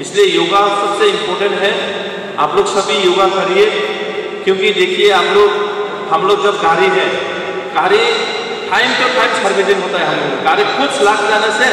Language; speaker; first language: Hindi; non-native, local second language; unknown